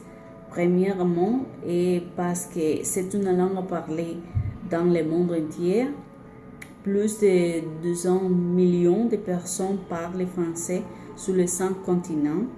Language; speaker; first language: French; non-native, learner; Spanish